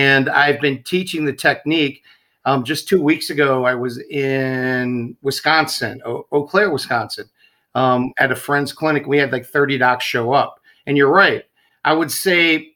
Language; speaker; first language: English; native; English